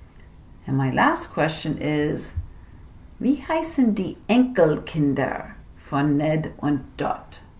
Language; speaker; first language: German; non-native, fluent; English